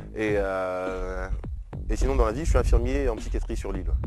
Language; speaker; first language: French; native; French